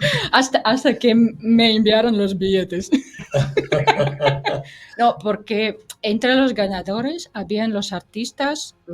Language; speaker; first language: Spanish; non-native, fluent; Russian